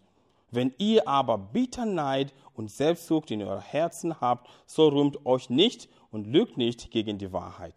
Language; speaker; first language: German; non-native, fluent; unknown